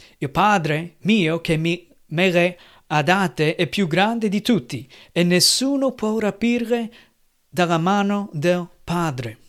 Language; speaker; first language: Italian; non-native, fluent; English